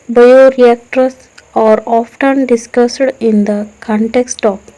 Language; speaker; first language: English; non-native, local second language; Kannada